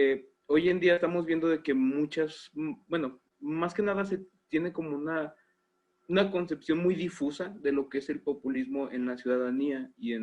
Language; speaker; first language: Spanish; native; Spanish